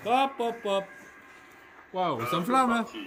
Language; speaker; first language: French; native; French